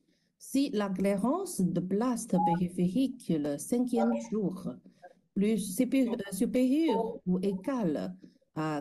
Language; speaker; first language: French; non-native, fluent; Chinese